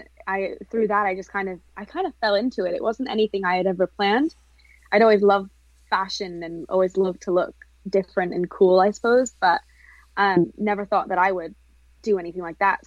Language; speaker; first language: English; native; English